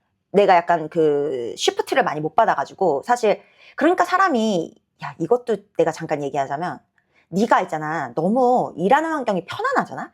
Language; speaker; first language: Korean; native; Korean